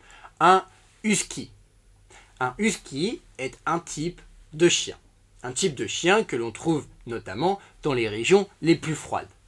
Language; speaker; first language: French; native; French